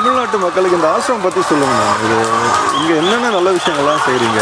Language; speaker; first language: Tamil; native; Tamil